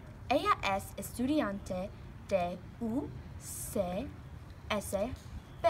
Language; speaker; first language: Spanish; non-native, learner; English